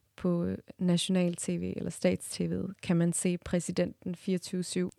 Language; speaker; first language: Danish; early bilingual, other home language; Turkmen